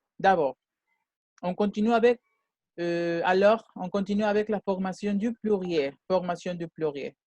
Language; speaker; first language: French; non-native, fluent; Spanish